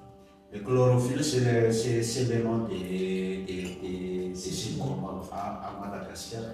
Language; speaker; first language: French; non-native, local second language; Malagasy